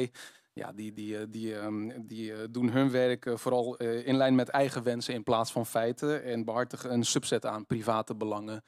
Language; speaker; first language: Dutch; native; Dutch